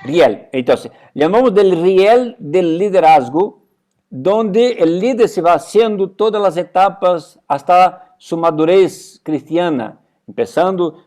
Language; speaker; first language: Spanish; non-native, fluent; Portuguese